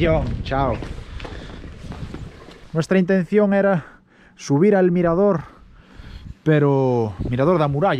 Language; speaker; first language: Spanish; native; Spanish